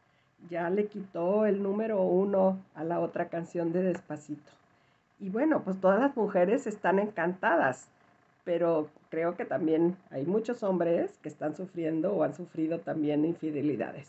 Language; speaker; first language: Spanish; native; Spanish